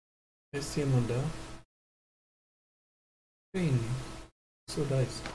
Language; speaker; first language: German; non-native, learner; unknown